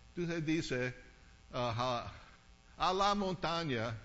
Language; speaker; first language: Spanish; non-native, learner; English